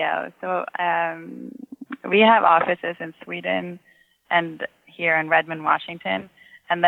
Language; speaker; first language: English; non-native, fluent; Swedish